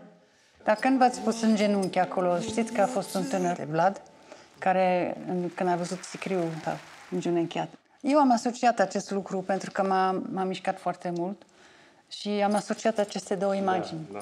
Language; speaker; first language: Romanian; non-native, fluent; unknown